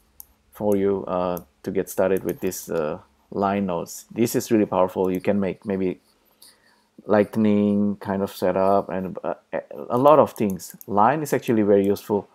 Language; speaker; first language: English; non-native, fluent; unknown